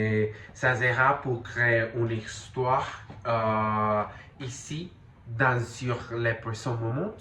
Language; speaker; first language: French; non-native, learner; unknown